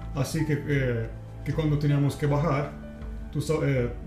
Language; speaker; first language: Spanish; non-native, learner; Italian